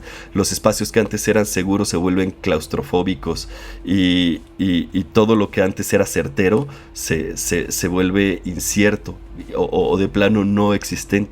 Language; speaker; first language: Spanish; native; Spanish